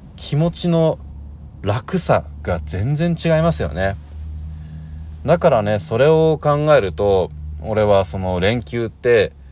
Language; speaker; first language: Japanese; native; Japanese